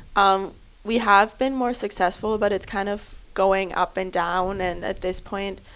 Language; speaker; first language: English; non-native, fluent; German